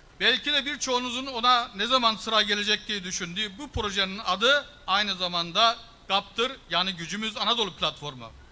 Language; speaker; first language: Turkish; early bilingual, heritage; Turkish